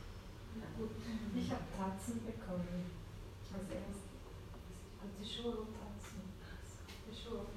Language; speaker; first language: German; non-native, fluent; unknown